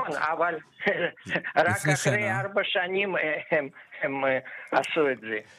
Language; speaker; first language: Hebrew; non-native, fluent; Russian